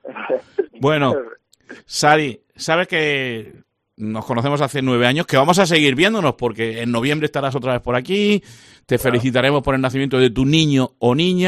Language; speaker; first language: Spanish; native; Spanish